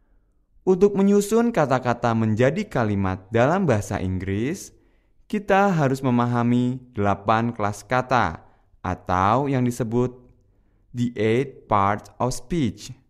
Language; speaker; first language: Indonesian; native; Indonesian